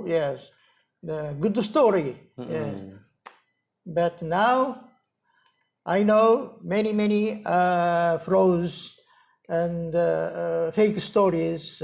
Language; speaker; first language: English; non-native, learner; Japanese